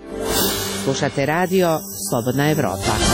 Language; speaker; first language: Croatian; native; Croatian